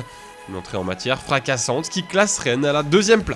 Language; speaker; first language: French; native; French